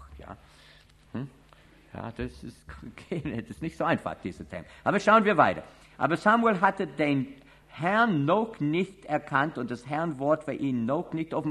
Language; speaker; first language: German; non-native, fluent; English